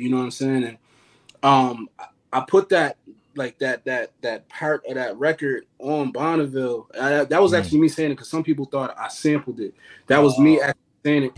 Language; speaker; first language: English; native; English